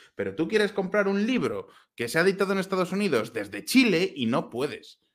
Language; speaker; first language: Spanish; native; Spanish